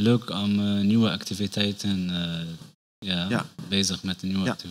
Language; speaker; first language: Dutch; non-native, learner; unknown